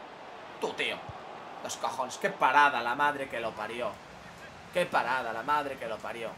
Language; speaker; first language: Spanish; native; Spanish